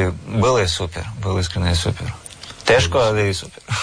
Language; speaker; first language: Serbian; non-native, learner; Russian